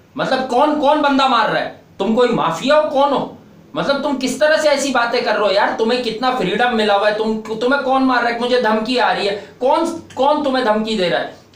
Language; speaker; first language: Urdu; native; Urdu